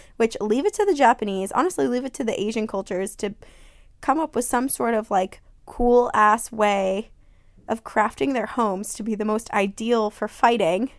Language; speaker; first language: English; native; English